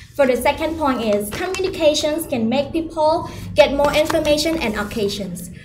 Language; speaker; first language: English; non-native, learner; Khmer